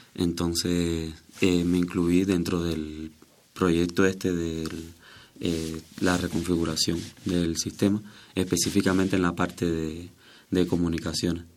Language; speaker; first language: Spanish; native; Spanish